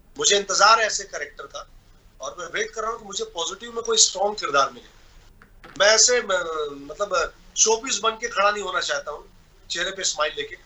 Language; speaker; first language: Hindi; non-native, local second language; Bhojpuri